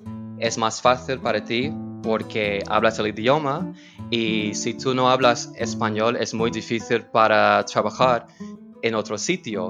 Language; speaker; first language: Spanish; non-native, learner; English